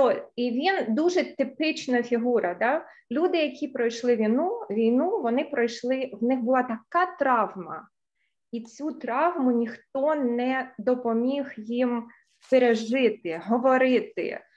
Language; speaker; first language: Ukrainian; non-native, local second language; Russian